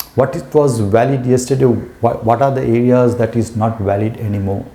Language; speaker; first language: English; non-native, local second language; Sinhala